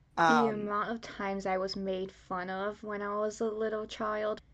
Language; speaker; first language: English; early bilingual, other home language; Chinese